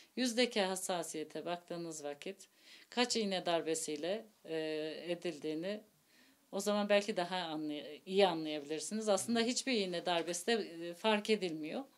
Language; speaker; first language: Turkish; early bilingual, heritage; Turkish